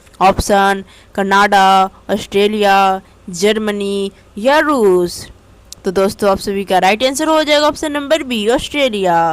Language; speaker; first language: Hindi; native; Hindi